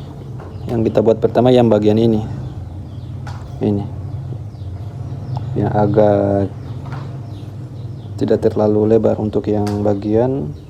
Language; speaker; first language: Indonesian; native; Indonesian